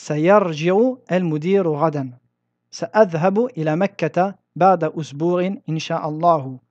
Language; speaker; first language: Arabic; non-native, fluent; French